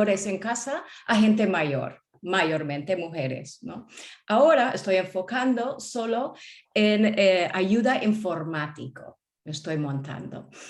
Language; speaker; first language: Spanish; non-native, fluent; English